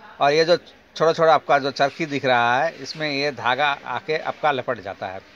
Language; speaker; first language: Hindi; non-native, local second language; Bangla